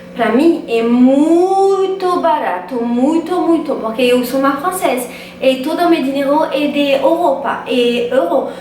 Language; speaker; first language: Portuguese; non-native, learner; French